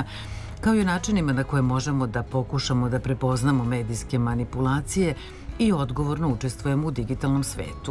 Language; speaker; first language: Serbian; native; Serbian